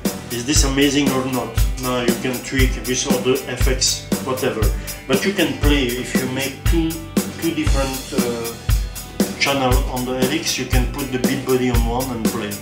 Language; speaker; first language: English; non-native, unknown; French